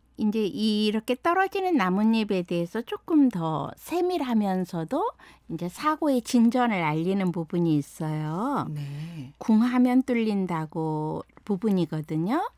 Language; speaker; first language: Korean; native; Korean